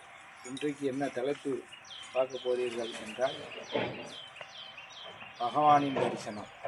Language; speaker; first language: Tamil; native; Tamil